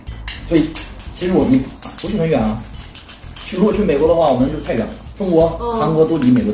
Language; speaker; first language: Chinese; native; Chinese